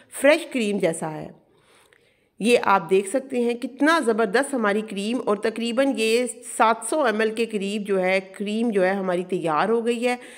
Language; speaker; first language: Urdu; native; Urdu